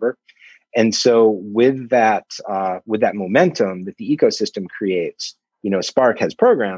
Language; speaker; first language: English; native; English